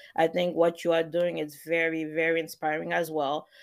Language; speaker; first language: English; non-native, fluent; French